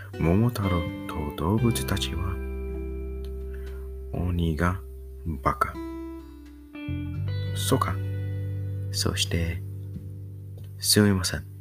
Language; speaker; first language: Japanese; non-native, learner; English